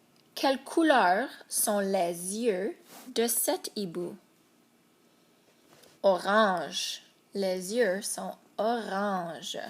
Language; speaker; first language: French; non-native, fluent; English